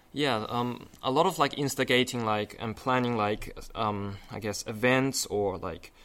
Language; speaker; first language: English; non-native, fluent; Chinese